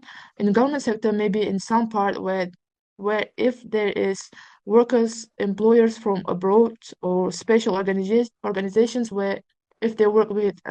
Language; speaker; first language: English; non-native, fluent; Uzbek